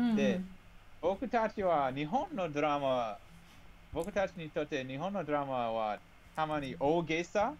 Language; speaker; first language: Japanese; non-native, learner; English